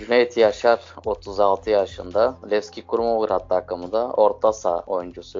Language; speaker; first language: Turkish; native; Turkish